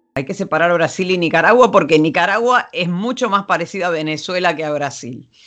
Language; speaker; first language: Spanish; non-native, fluent; Dutch